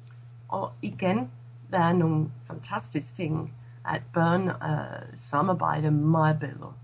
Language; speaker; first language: Danish; non-native, fluent; English